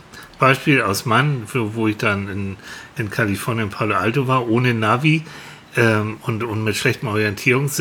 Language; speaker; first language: German; native; German